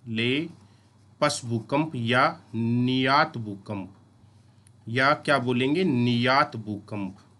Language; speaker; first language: Hindi; native; Hindi